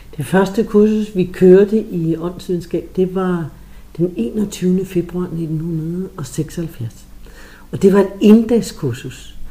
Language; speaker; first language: Danish; native; Danish